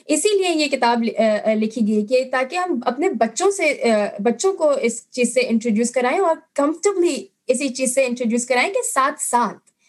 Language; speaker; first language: Urdu; native; Urdu